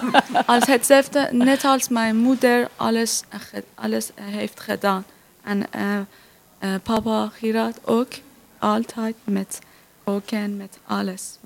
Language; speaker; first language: Dutch; non-native, learner; Persian